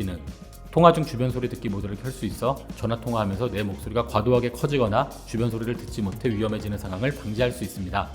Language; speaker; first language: Korean; native; Korean